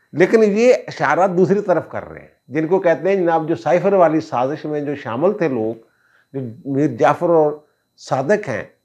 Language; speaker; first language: Urdu; non-native, local second language; Punjabi